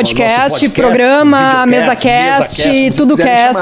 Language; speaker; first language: Portuguese; native; Portuguese